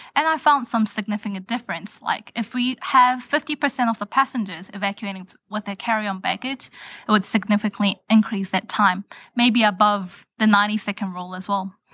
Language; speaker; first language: English; native; English